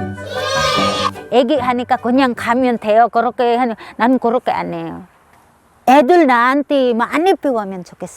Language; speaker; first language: Korean; non-native, learner; Filipino